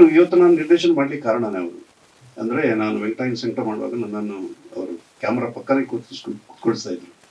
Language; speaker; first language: Kannada; non-native, local second language; Tulu